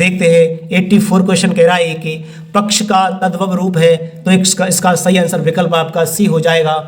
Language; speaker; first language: Hindi; native; Hindi